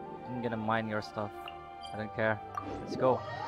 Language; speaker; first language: English; non-native, local second language; Malay